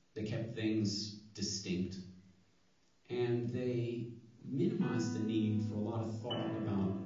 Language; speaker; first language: English; native; English